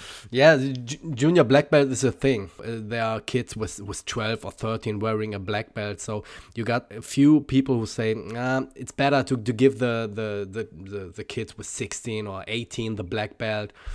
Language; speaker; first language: English; non-native, fluent; German